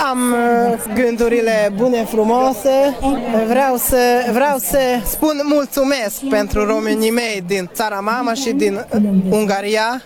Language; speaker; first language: Romanian; non-native, local second language; Hungarian